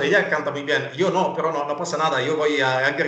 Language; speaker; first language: Spanish; non-native, fluent; Italian